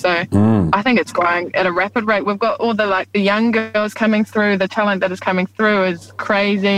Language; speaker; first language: English; native; English